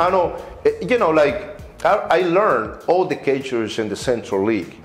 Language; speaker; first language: English; non-native, fluent; Spanish